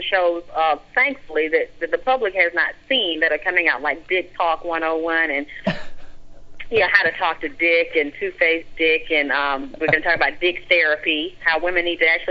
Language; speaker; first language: English; native; English